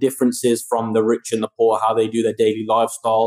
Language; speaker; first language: English; native; English